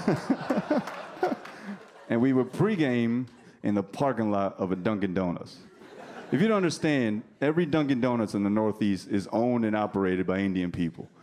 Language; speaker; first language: English; native; English